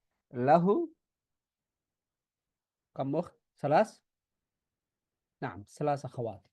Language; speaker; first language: Arabic; non-native, fluent; Bangla